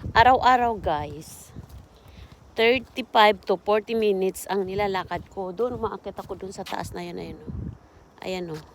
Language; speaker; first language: Filipino; non-native, local second language; Cebuano